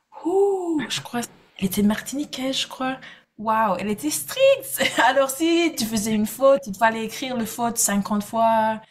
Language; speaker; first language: French; non-native, fluent; English